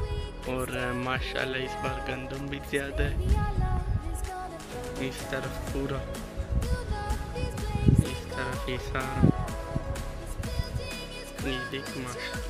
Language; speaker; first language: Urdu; non-native, local second language; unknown